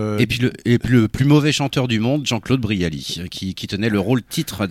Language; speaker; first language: French; native; French